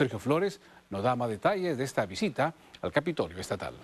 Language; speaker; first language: Spanish; native; Spanish